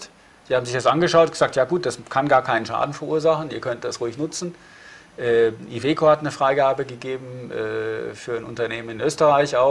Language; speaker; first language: German; native; German